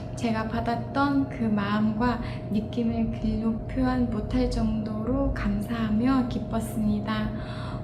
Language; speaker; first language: Korean; non-native, fluent; Mongolian